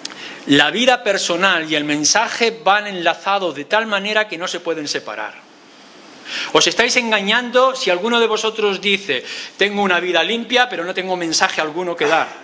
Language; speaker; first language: Spanish; native; Spanish